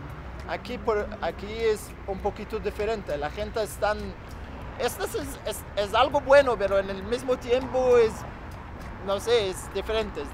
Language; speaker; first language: Spanish; non-native, fluent; Arabic